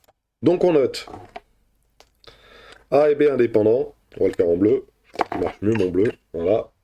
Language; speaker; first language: French; native; French